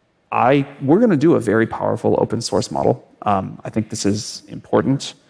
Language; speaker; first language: English; native; English